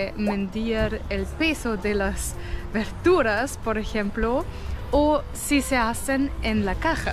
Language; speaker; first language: Spanish; non-native, fluent; German